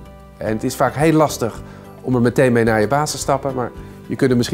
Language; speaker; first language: Dutch; native; Dutch